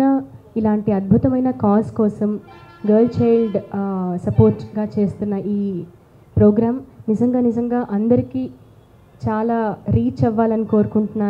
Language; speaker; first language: Telugu; native; Telugu